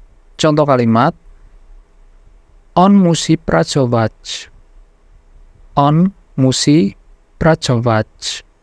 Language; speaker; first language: Polish; non-native, fluent; Indonesian